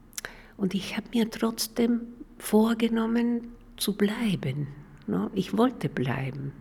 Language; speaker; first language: German; non-native, fluent; Spanish